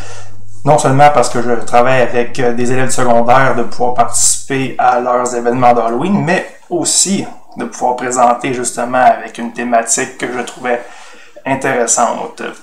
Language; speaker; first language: French; native; French